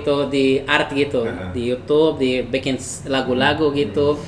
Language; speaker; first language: Indonesian; non-native, fluent; Arabic